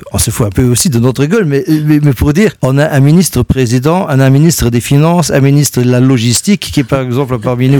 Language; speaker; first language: French; non-native, local second language; Luxembourgish